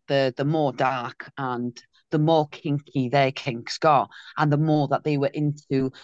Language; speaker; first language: English; native; English